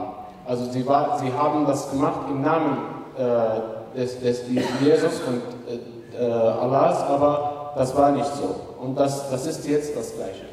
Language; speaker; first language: German; non-native, fluent; Arabic